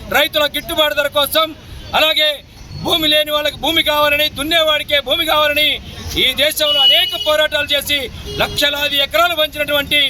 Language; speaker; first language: Telugu; native; Telugu